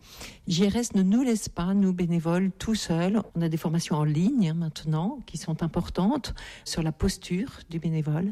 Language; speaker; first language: French; native; French